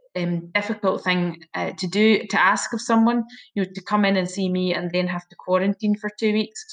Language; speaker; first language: English; native; English